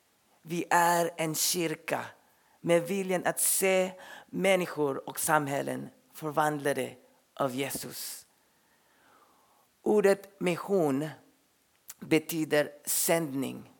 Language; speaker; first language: Swedish; non-native, fluent; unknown